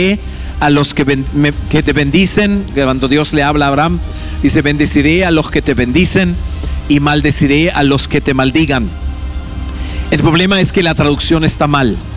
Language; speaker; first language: Spanish; non-native, fluent; German